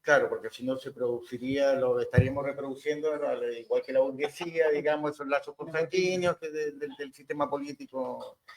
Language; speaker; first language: Spanish; native; Spanish